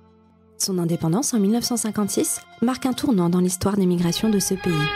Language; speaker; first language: French; native; French